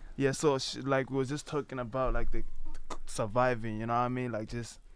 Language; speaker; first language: English; non-native, local second language; Nyanja